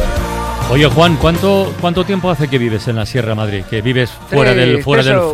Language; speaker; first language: Spanish; native; Spanish